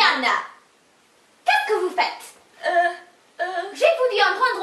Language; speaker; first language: French; non-native, learner; English